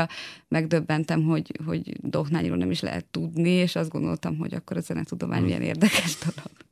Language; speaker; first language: Hungarian; native; Hungarian